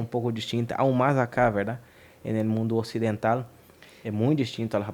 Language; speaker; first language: Spanish; non-native, fluent; Portuguese